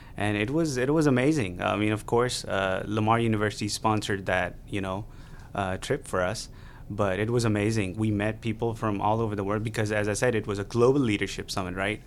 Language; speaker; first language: English; non-native, local second language; Urdu